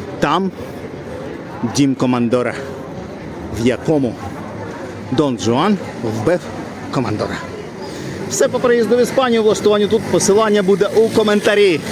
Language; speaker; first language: Ukrainian; native; Ukrainian